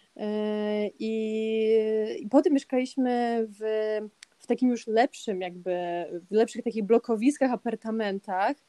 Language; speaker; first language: Polish; early bilingual, heritage; Polish